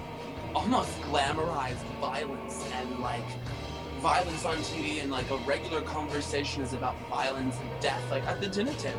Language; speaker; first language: English; native; English